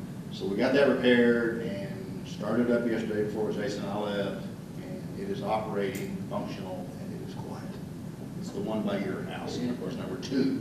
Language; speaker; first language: English; native; English